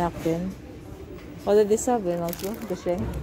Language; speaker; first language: German; non-native, learner; Filipino